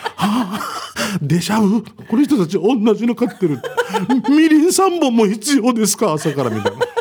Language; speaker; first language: Japanese; native; Japanese